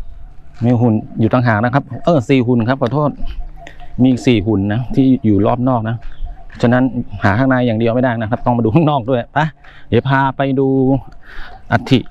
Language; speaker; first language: Thai; native; Thai